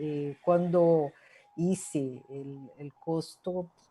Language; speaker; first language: Spanish; non-native, fluent; Portuguese